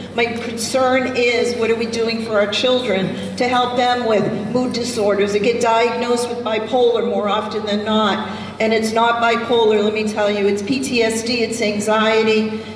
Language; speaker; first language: English; native; English